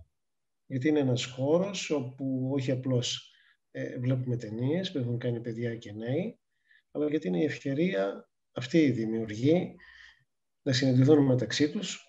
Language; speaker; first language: Greek; native; Greek